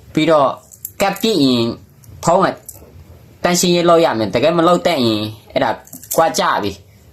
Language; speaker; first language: Burmese; non-native, local second language; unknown